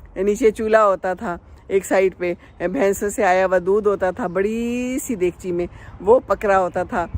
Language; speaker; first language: Urdu; native; Urdu